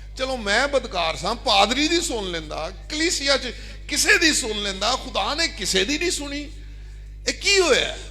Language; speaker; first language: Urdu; non-native, local second language; Punjabi